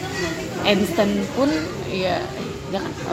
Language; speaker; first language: Indonesian; native; Indonesian